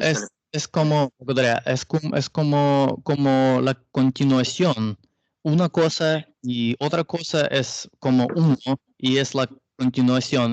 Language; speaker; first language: Spanish; non-native, learner; Russian